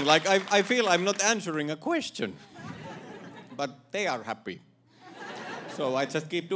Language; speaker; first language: English; non-native, fluent; Finnish